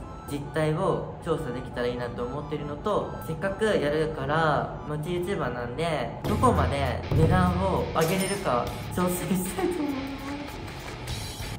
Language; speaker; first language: Japanese; native; Japanese